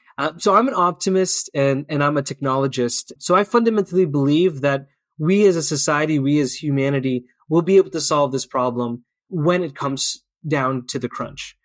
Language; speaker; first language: English; early bilingual, other home language; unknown